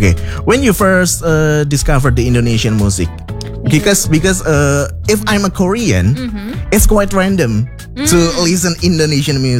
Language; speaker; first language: English; non-native, learner; Indonesian